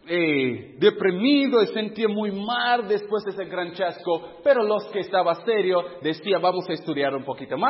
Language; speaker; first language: Spanish; non-native, fluent; English